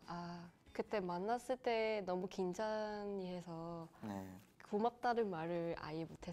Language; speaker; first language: Korean; non-native, fluent; Cantonese